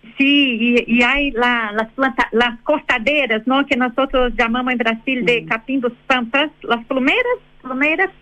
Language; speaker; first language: Spanish; non-native, fluent; Portuguese